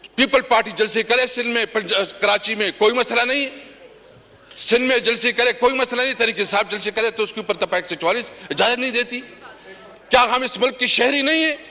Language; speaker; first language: Urdu; non-native, local second language; Pashto